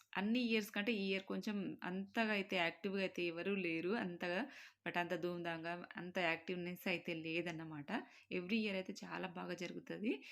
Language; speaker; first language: Telugu; non-native, local second language; Marwari